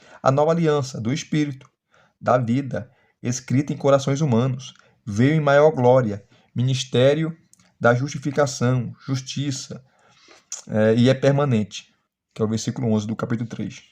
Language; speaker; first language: Portuguese; native; Portuguese